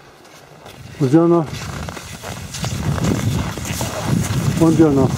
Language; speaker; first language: Italian; non-native, learner; English